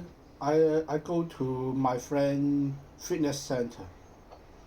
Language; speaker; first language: English; non-native, learner; Cantonese